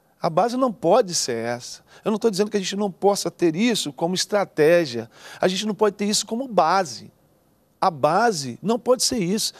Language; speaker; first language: Portuguese; native; Portuguese